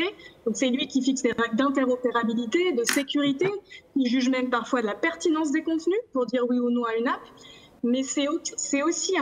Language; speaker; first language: French; native; French